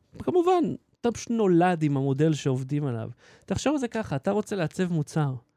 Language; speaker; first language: Hebrew; native; Hebrew